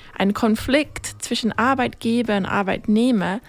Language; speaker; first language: German; non-native, fluent; English